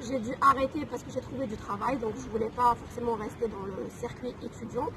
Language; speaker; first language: French; non-native, local second language; Kabyle